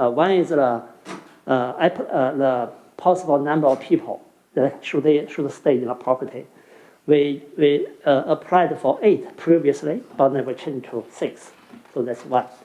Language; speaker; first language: English; non-native, fluent; Chinese